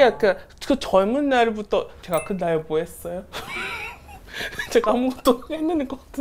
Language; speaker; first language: Korean; non-native, learner; English